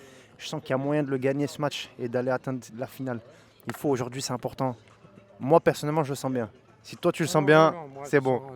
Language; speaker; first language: French; native; French